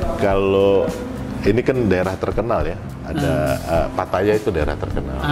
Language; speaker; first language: Indonesian; native; Indonesian